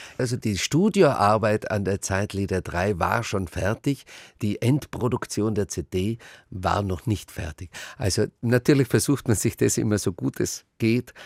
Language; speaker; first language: German; native; German